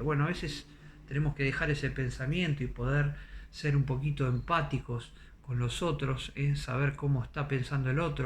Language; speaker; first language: Spanish; native; Spanish